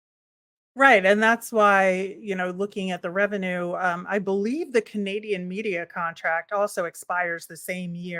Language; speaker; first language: English; native; English